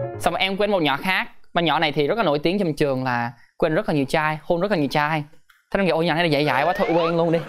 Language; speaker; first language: Vietnamese; early bilingual, heritage; Vietnamese